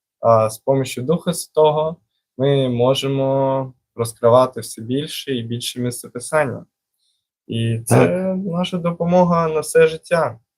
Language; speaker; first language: Ukrainian; non-native, local second language; Russian